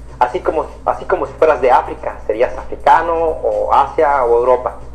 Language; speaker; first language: Spanish; native; Spanish